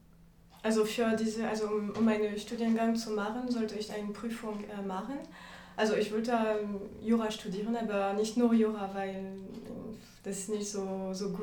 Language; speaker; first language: German; non-native, fluent; French